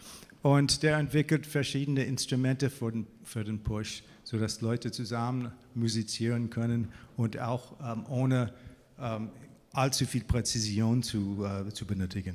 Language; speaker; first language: German; non-native, fluent; English